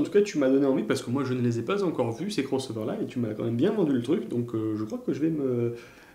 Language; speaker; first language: French; native; French